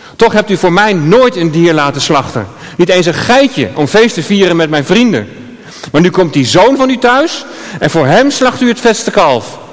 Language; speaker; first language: Dutch; native; Dutch